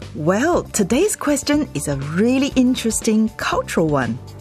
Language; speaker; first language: English; non-native, fluent; Chinese